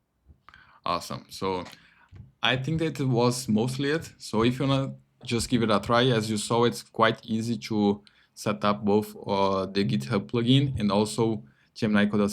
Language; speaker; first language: English; non-native, fluent; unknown